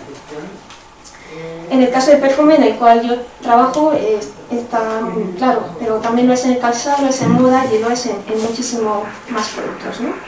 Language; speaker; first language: Spanish; non-native, fluent; French